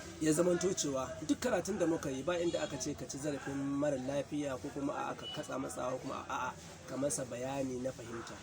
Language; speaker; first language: Hausa; native; Hausa